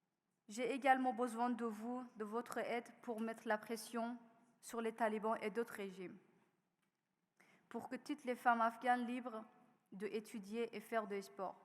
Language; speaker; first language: French; non-native, learner; Persian